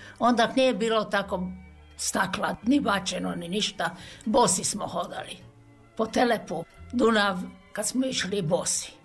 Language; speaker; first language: Serbian; non-native, local second language; Hungarian